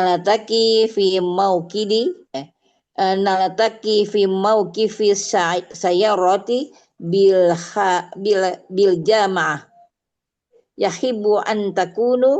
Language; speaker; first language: Arabic; non-native, learner; Indonesian